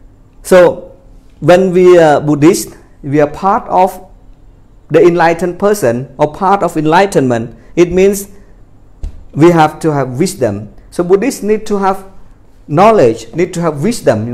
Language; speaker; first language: English; non-native, fluent; Khmer